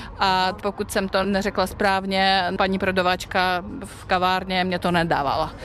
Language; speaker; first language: Czech; non-native, fluent; Belarusian